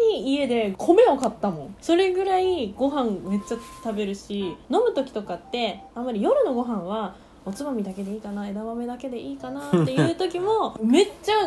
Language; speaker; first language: Japanese; native; Japanese